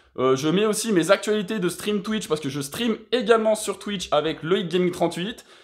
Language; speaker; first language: French; native; French